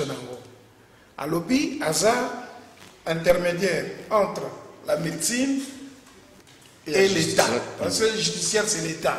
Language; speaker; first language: French; non-native, local second language; Lingala